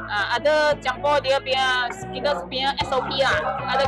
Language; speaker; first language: Malay; non-native, local second language; Chinese